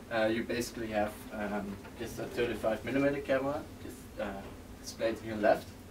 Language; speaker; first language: English; non-native, fluent; Dutch